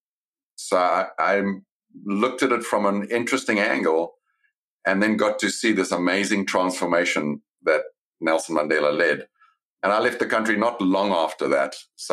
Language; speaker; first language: English; native; English